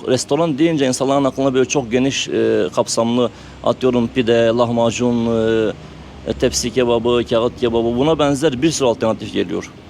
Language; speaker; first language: Turkish; native; Turkish